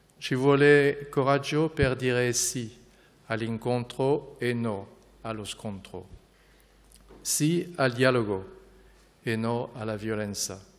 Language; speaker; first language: Italian; non-native, fluent; French